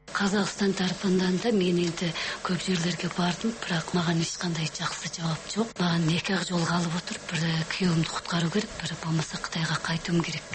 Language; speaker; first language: Kazakh; early bilingual, heritage; Kazakh